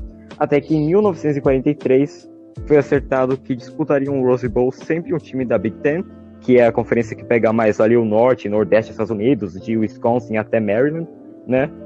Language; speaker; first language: Portuguese; native; Portuguese